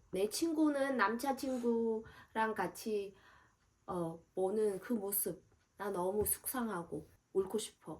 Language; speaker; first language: Korean; non-native, learner; Vietnamese